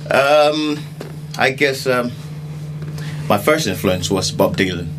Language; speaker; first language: English; non-native, local second language; Yoruba